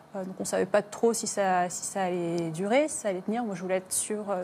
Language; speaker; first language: French; native; French